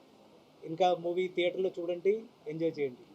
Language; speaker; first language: Telugu; non-native, fluent; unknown